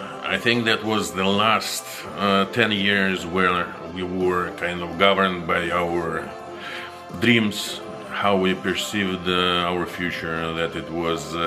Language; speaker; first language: English; non-native, fluent; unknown